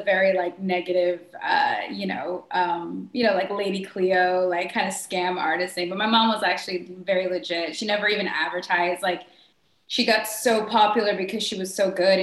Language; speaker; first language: English; native; English